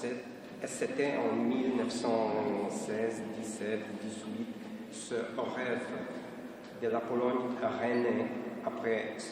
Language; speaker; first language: French; non-native, fluent; Polish